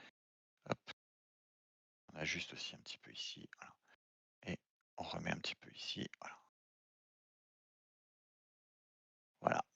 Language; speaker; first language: French; native; French